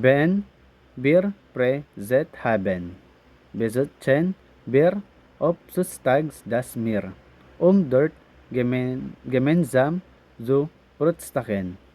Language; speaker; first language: German; non-native, learner; Filipino